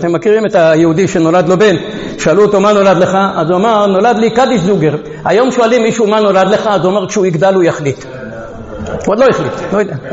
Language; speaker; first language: Hebrew; non-native, fluent; Hungarian